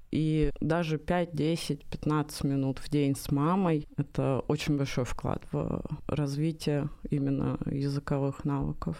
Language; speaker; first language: Russian; native; Russian